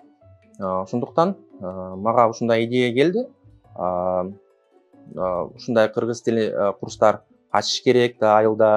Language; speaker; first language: Kyrgyz; non-native, local second language; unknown